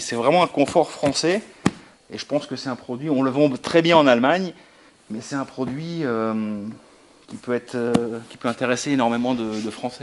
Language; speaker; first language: French; native; French